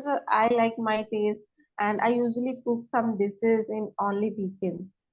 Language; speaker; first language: English; non-native, learner; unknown